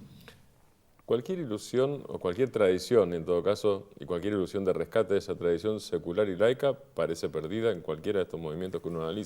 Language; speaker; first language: Spanish; native; Spanish